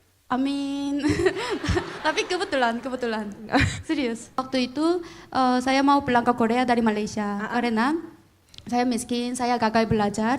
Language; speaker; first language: Indonesian; non-native, fluent; Korean